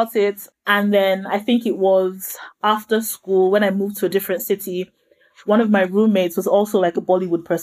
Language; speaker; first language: English; non-native, local second language; Yoruba